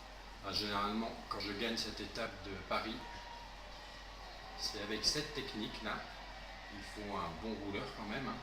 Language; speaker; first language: French; native; French